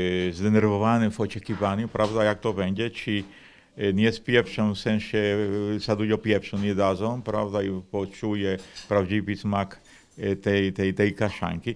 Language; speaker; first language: Polish; non-native, fluent; Spanish